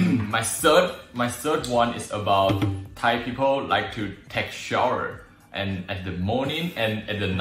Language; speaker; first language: English; non-native, learner; Chinese